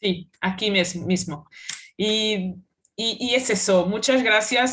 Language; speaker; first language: Spanish; non-native, fluent; Portuguese